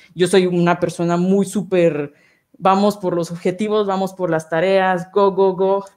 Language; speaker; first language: Spanish; native; Spanish